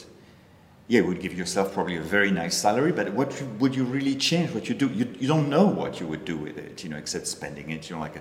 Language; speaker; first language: English; non-native, fluent; French